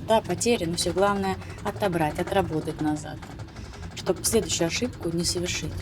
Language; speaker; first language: Russian; native; Russian